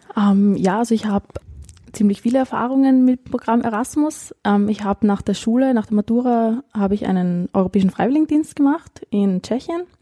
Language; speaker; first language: German; native; German